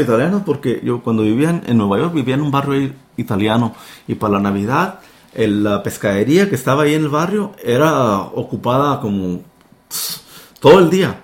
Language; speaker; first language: Spanish; native; Spanish